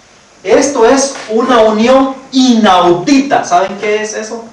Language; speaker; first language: Spanish; native; Spanish